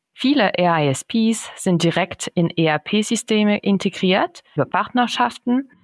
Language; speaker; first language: German; non-native, fluent; French